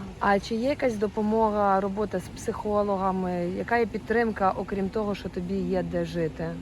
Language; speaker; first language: Ukrainian; native; Ukrainian